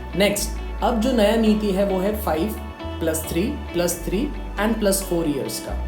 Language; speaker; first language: Hindi; native; Hindi